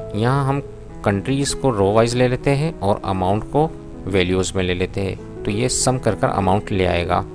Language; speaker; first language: Urdu; non-native, local second language; Punjabi